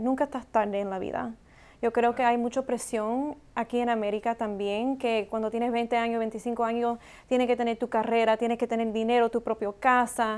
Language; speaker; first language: Spanish; non-native, learner; English